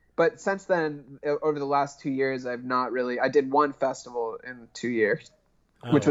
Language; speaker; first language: English; native; English